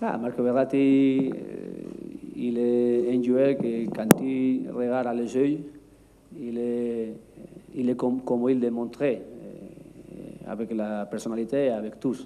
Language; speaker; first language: French; non-native, learner; Spanish